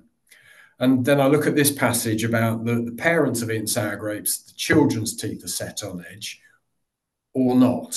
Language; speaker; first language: English; native; English